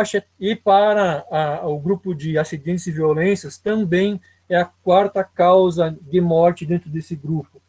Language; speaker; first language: Portuguese; native; Portuguese